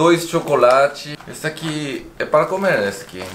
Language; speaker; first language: Portuguese; non-native, fluent; Korean